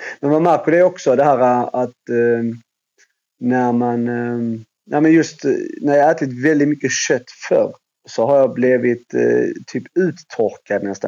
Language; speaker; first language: Swedish; native; Swedish